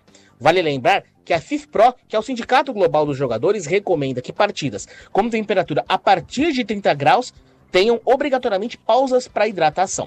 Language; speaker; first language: Portuguese; native; Portuguese